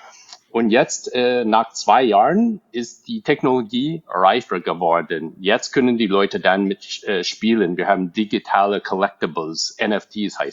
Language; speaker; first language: German; non-native, fluent; English